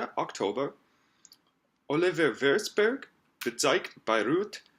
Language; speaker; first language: German; non-native, learner; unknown